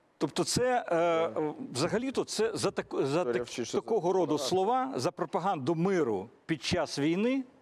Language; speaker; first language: Ukrainian; native; Ukrainian